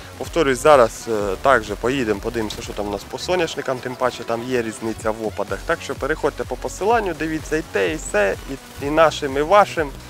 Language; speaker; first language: Ukrainian; non-native, local second language; Russian